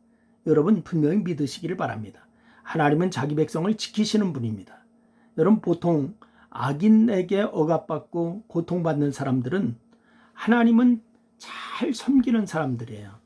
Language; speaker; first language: Korean; native; Korean